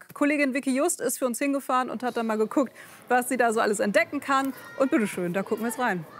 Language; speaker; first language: German; native; German